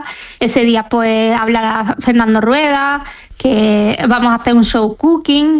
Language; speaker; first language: Spanish; non-native, fluent; Arabic